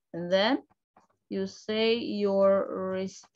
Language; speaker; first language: English; non-native, fluent; Indonesian